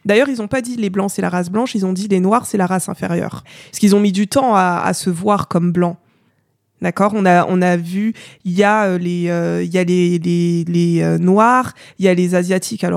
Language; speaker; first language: French; native; French